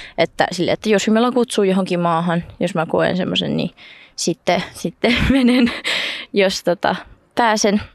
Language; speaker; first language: Finnish; early bilingual, heritage; Finnish